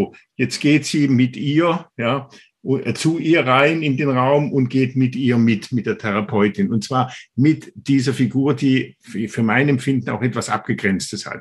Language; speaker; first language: German; native; German